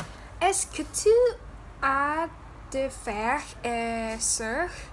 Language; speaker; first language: French; non-native, learner; Vietnamese